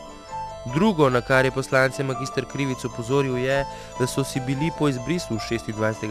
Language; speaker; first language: Slovenian; native; Slovenian